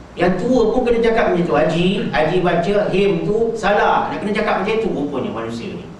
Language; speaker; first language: Malay; native; Malay